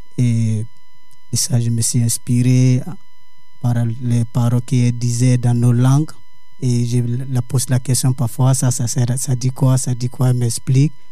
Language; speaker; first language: French; non-native, learner; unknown